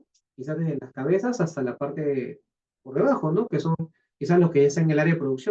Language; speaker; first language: Spanish; native; Spanish